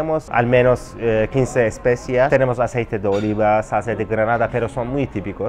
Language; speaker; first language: Spanish; non-native, fluent; Turkish